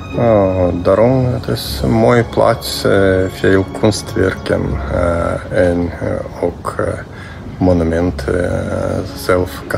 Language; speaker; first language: Dutch; non-native, fluent; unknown